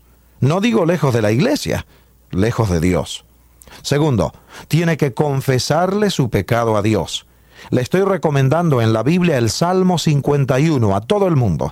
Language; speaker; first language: Spanish; native; Spanish